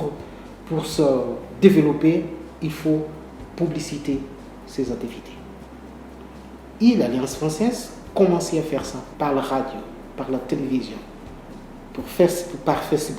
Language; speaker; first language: French; non-native, learner; Portuguese